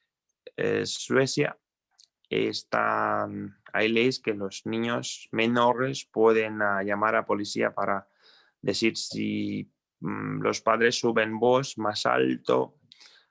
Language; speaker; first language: Spanish; non-native, fluent; Croatian